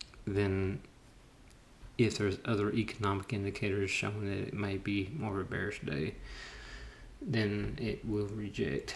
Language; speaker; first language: English; native; English